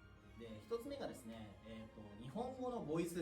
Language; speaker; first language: Japanese; native; Japanese